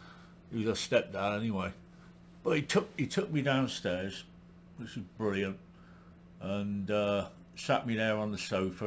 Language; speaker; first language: English; native; English